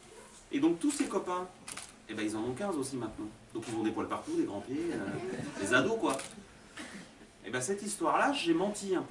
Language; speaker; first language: French; native; French